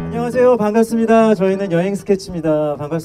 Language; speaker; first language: Korean; native; Korean